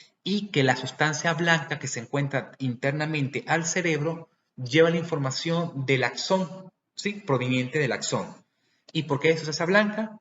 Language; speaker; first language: Spanish; native; Spanish